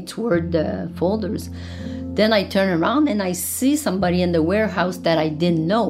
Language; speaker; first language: English; non-native, fluent; French